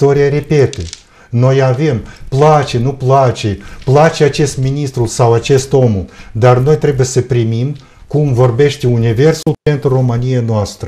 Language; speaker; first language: Romanian; non-native, fluent; Russian